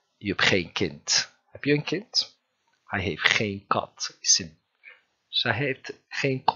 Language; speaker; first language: Dutch; non-native, fluent; Turkish